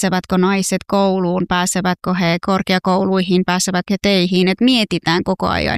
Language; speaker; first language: Finnish; non-native, fluent; Persian